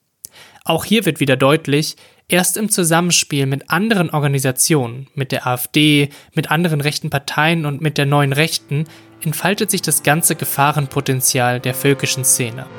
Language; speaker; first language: German; native; German